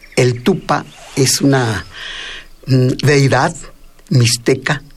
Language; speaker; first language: Spanish; non-native, local second language; Mixtepec Mixtec